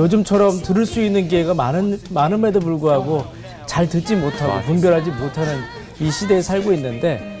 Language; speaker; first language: Korean; native; Korean